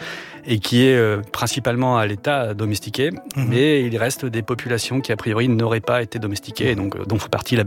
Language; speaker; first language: French; native; French